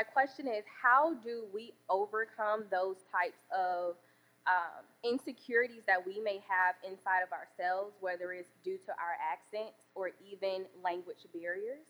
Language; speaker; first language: English; native; English